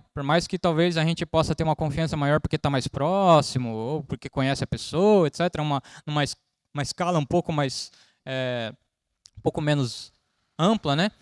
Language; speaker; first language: Portuguese; native; Portuguese